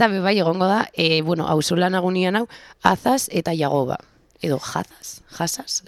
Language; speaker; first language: Basque; native; Basque